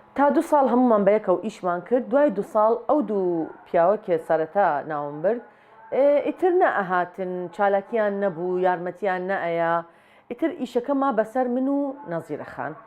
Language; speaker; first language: Central Kurdish; non-native, local second language; Southern Kurdish